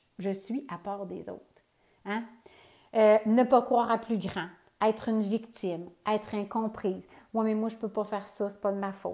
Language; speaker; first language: French; native; French